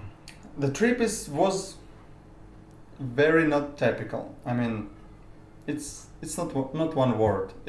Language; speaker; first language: English; non-native, learner; Russian